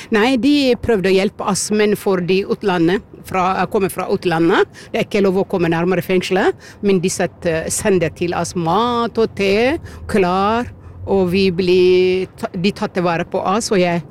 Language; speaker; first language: Norwegian; early bilingual, other home language; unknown